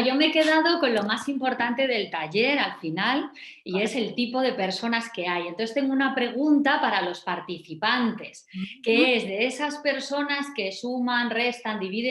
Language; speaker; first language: Spanish; native; Spanish